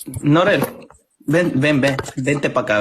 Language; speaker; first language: Spanish; non-native, fluent; Arabic